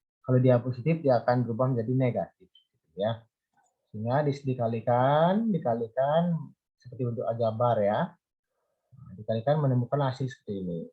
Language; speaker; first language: Indonesian; native; Indonesian